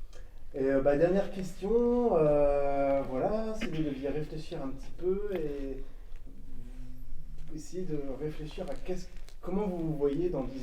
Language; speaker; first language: French; native; French